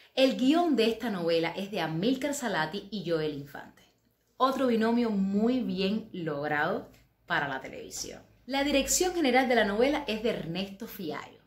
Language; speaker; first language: Spanish; native; Spanish